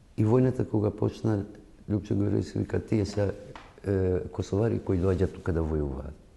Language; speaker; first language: Macedonian; non-native, local second language; Albanian